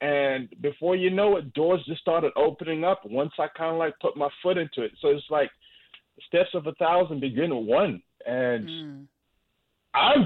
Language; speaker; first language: English; non-native, local second language; Shona